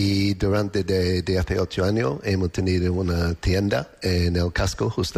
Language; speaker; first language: Spanish; non-native, learner; English